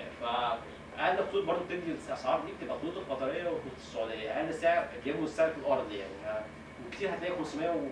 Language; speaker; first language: Arabic; native; Arabic